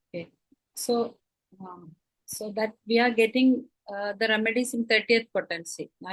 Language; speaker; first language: English; non-native, local second language; Malayalam